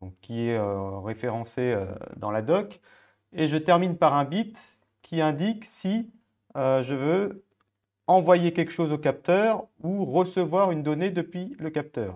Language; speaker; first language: French; native; French